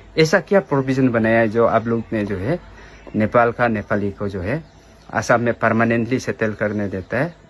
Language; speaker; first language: Hindi; non-native, local second language; Nepali